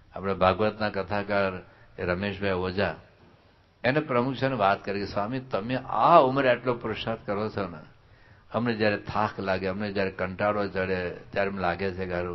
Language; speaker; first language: Gujarati; native; Gujarati